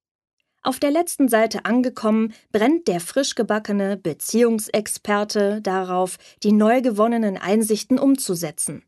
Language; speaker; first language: German; native; German